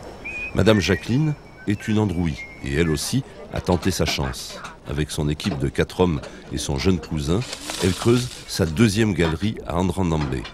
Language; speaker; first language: French; native; French